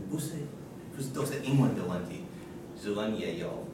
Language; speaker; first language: Chinese; non-native, learner; English